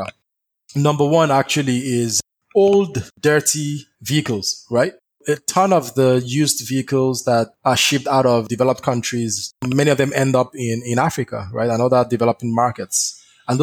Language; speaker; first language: English; non-native, local second language; Yoruba